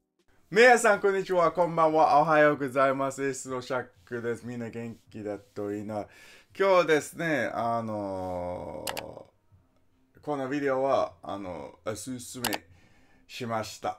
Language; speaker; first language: Japanese; non-native, learner; English